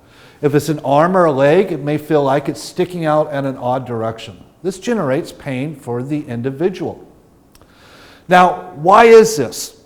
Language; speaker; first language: English; native; English